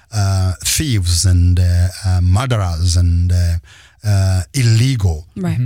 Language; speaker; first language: English; non-native, local second language; Kinyarwanda